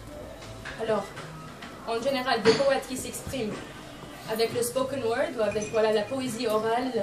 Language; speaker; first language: French; non-native, fluent; Arabic